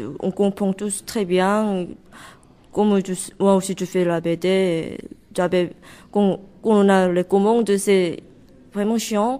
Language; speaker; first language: French; non-native, learner; Korean